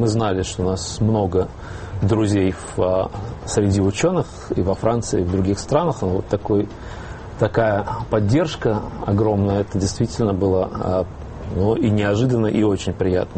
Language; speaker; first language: Russian; native; Russian